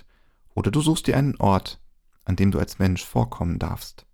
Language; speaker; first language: German; native; German